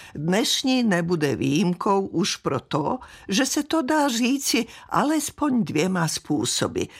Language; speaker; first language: Czech; non-native, fluent; Serbian